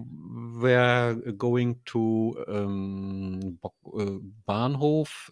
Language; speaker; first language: English; non-native, learner; German